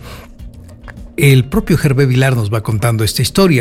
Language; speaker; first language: Spanish; native; Spanish